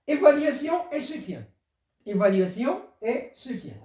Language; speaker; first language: French; non-native, local second language; Arabic